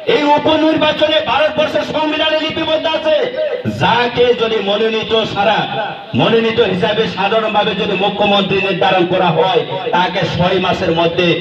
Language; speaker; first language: Bangla; non-native, local second language; Kok Borok